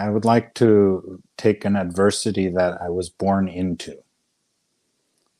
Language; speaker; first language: English; native; English